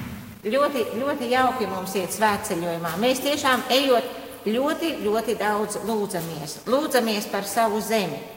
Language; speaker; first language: Latvian; native; Latvian